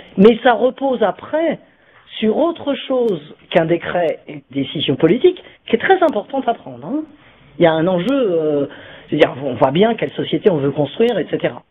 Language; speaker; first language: French; native; French